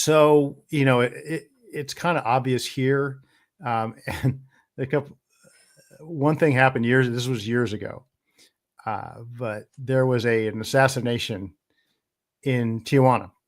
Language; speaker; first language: English; native; English